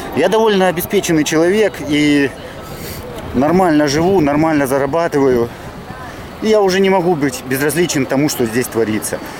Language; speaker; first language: Russian; native; Russian